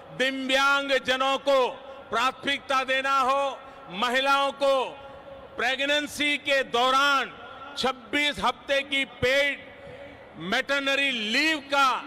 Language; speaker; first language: Hindi; non-native, local second language; Gujarati